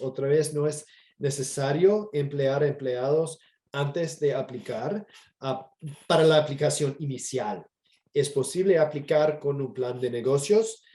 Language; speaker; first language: Spanish; non-native, fluent; English